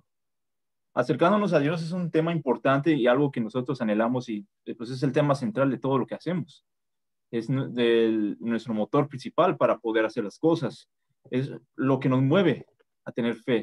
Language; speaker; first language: Spanish; native; Spanish